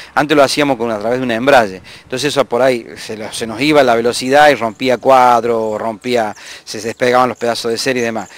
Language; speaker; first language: Spanish; native; Spanish